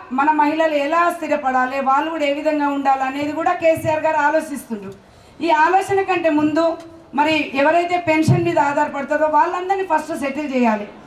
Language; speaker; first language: Telugu; native; Telugu